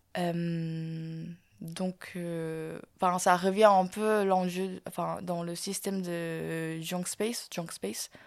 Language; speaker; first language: French; non-native, fluent; Korean